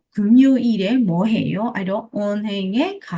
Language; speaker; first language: Korean; non-native, fluent; Burmese